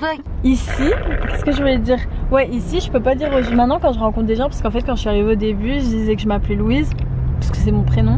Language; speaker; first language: French; native; French